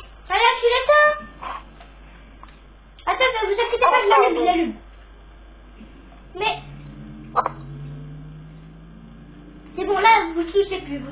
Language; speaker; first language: French; native; French